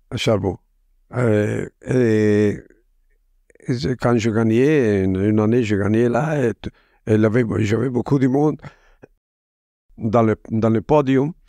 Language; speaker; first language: French; non-native, fluent; Italian